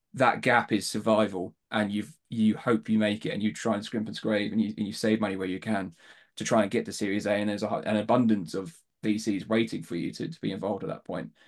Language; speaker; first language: English; native; English